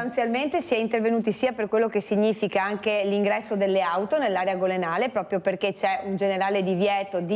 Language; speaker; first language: Italian; native; Italian